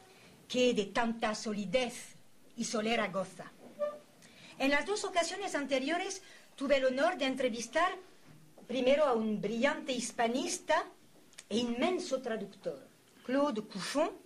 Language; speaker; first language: Spanish; native; Spanish